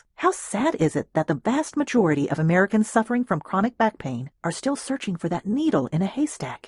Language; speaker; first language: English; native; English